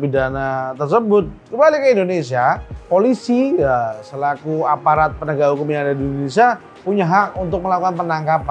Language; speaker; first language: Indonesian; native; Indonesian